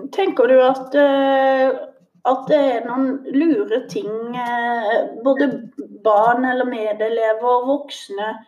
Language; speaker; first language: Norwegian; native; Norwegian